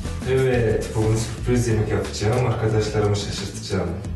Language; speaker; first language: Turkish; non-native, learner; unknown